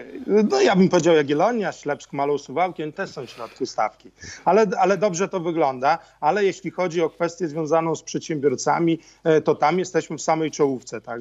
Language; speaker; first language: Polish; native; Polish